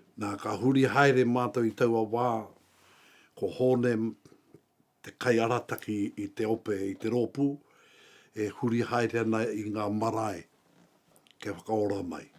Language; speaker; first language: Māori; native; Māori